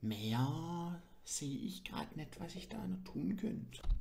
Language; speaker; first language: German; native; German